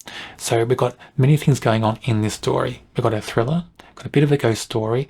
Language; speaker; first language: English; native; English